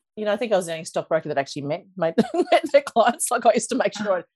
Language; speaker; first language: English; native; English